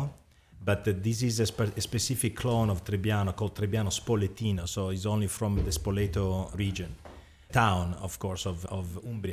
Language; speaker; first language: English; non-native, fluent; Italian